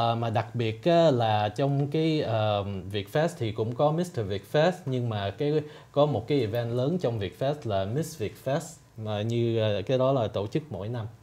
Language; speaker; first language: Vietnamese; early bilingual, heritage; Vietnamese